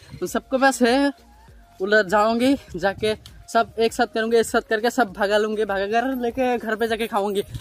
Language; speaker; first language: Hindi; non-native, local second language; Bangla